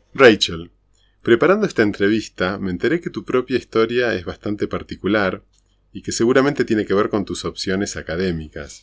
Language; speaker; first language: Spanish; native; Spanish